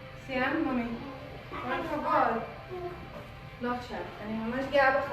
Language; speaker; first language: Hebrew; native; Hebrew